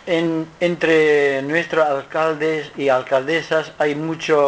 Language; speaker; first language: Spanish; non-native, learner; Kurdish